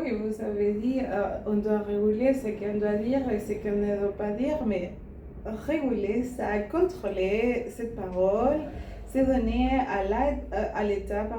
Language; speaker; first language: French; non-native, learner; Spanish